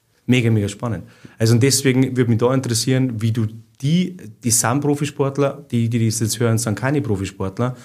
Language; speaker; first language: German; native; German